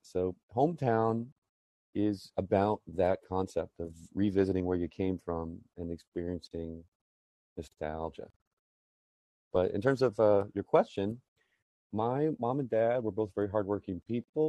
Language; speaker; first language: English; native; English